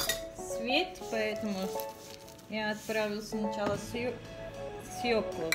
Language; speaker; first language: Russian; non-native, learner; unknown